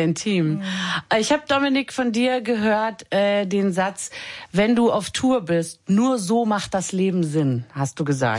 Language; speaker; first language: German; native; German